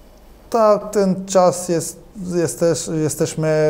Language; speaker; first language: Polish; non-native, learner; Croatian